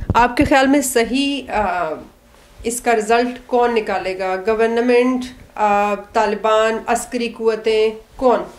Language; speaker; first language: Urdu; native; Urdu